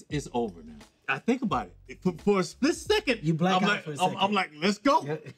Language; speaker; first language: English; native; English